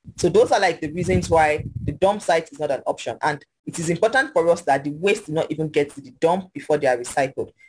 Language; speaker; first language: English; non-native, local second language; Yoruba